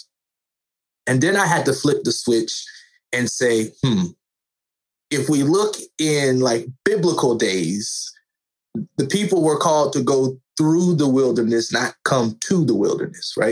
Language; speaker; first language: English; native; English